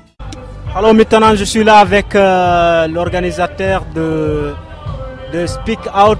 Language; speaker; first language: French; non-native, local second language; Fula